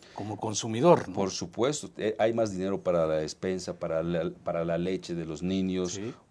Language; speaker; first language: Spanish; native; Spanish